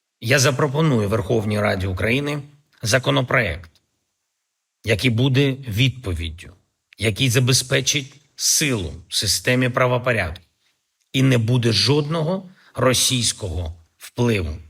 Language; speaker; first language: Ukrainian; native; Ukrainian